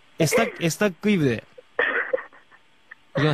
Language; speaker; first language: Japanese; native; Japanese